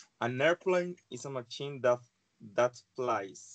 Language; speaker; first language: English; non-native, learner; Spanish